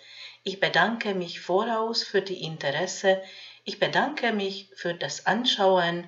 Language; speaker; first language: German; non-native, fluent; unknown